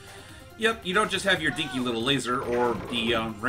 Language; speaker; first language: English; native; English